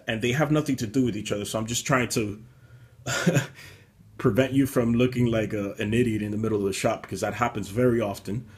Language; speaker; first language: English; native; English